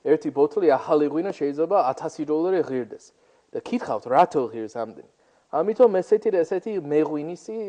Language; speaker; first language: Georgian; non-native, fluent; English